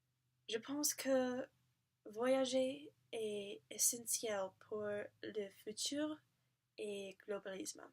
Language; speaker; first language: French; non-native, learner; English